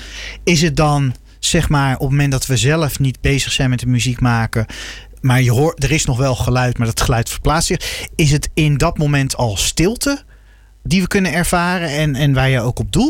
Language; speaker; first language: Dutch; native; Dutch